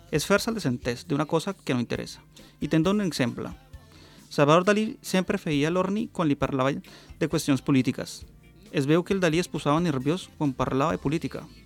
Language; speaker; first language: Catalan; non-native, learner; Spanish